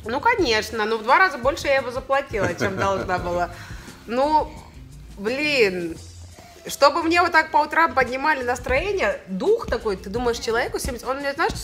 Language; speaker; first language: Russian; native; Russian